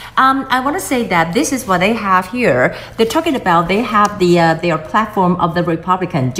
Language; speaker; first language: English; non-native, fluent; Chinese